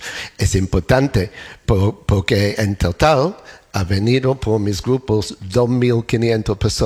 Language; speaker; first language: Spanish; non-native, learner; English